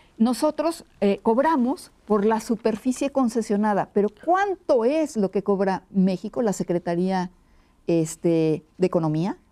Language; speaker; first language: Spanish; native; Spanish